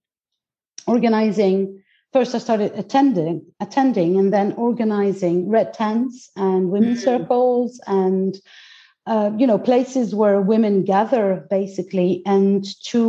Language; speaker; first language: English; non-native, fluent; Greek